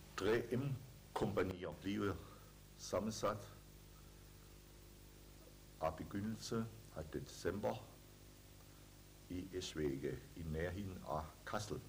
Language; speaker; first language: Danish; non-native, fluent; German